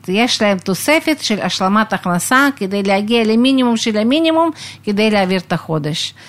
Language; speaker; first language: Hebrew; non-native, fluent; Russian